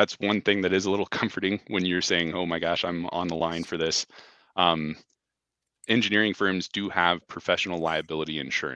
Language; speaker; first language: English; native; English